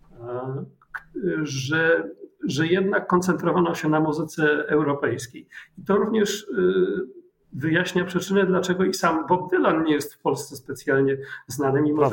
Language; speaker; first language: Polish; native; Polish